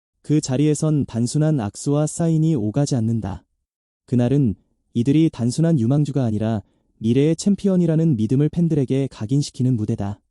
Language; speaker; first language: Korean; native; Korean